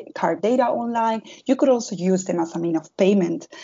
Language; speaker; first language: English; non-native, fluent; Spanish